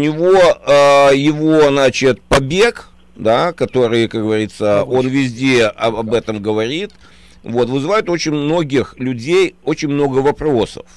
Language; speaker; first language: Russian; native; Russian